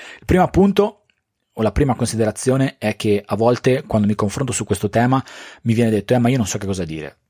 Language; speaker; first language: Italian; native; Italian